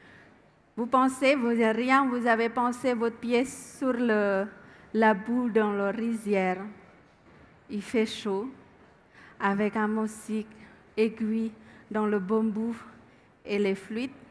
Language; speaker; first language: French; non-native, learner; Indonesian